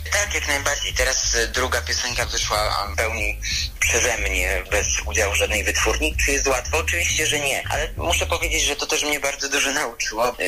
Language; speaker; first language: Polish; early bilingual, other home language; Armenian